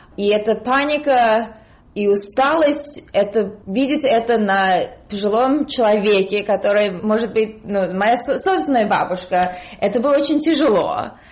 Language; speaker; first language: Russian; early bilingual, heritage; Russian